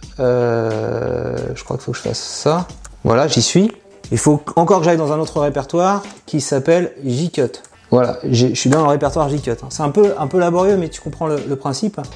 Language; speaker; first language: French; native; French